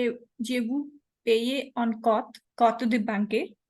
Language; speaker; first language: French; non-native, learner; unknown